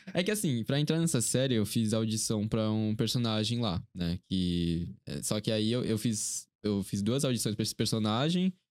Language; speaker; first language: Portuguese; early bilingual, other home language; Korean